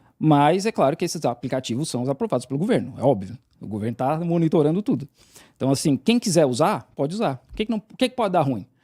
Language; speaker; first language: Portuguese; native; Portuguese